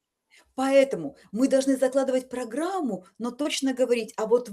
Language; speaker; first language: Russian; native; Russian